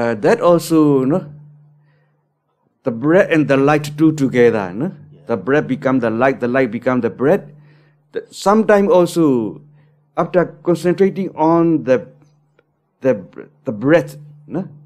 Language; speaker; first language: English; non-native, learner; Burmese